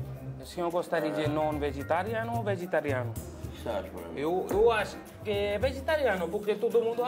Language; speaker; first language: Portuguese; non-native, learner; Hindi